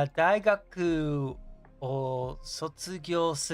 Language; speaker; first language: Japanese; non-native, learner; English